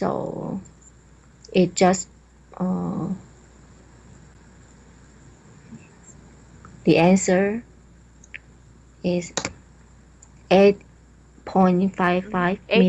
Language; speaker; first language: English; non-native, learner; Chinese